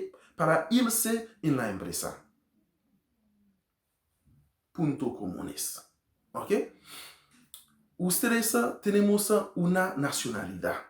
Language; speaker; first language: Spanish; non-native, learner; Haitian Creole